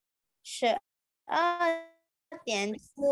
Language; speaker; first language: Chinese; non-native, learner; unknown